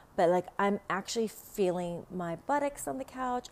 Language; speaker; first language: English; non-native, fluent; Vietnamese